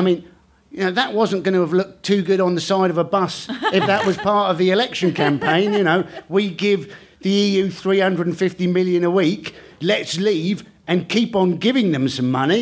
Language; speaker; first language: English; native; English